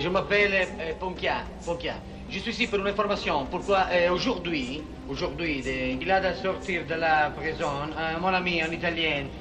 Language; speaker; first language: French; non-native, learner; Italian